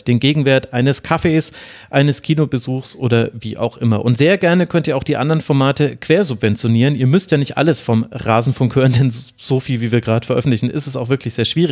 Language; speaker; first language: German; native; German